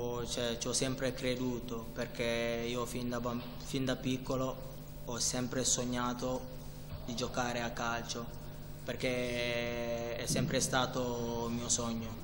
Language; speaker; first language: Italian; non-native, fluent; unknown